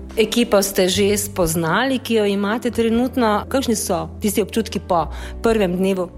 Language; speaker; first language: Slovenian; native; Slovenian